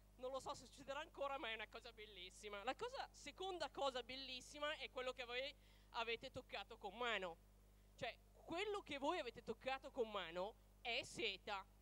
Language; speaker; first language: Italian; native; Italian